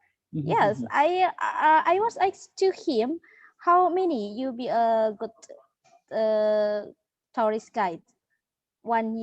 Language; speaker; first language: English; non-native, learner; Indonesian